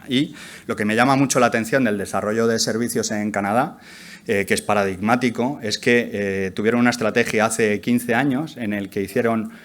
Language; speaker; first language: Spanish; native; Spanish